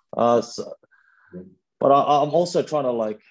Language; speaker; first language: English; early bilingual, other home language; Fijian